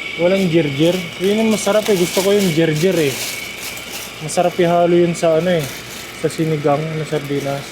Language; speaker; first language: Filipino; non-native, local second language; Iloko